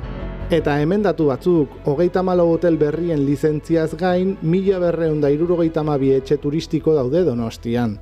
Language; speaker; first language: Basque; native; Basque